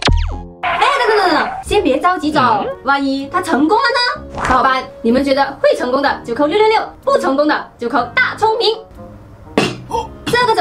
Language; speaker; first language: Chinese; native; Chinese